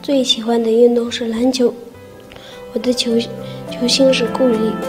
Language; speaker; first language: Chinese; non-native, local second language; Tibetan